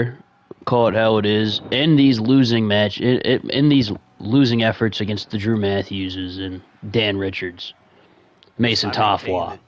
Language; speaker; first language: English; native; English